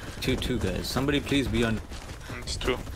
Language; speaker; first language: English; non-native, learner; French